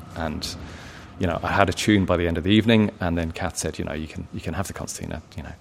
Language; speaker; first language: English; native; English